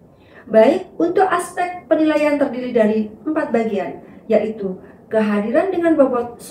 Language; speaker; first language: Indonesian; native; Indonesian